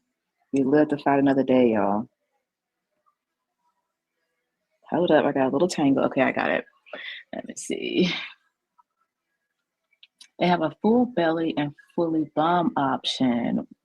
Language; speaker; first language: English; native; English